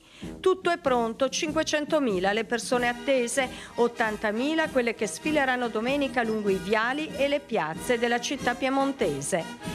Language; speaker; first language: Italian; native; Italian